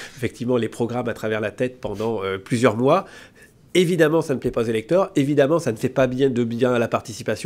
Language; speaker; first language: French; native; French